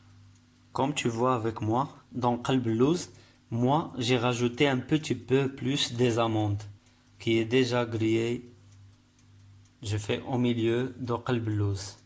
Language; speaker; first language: French; non-native, learner; Arabic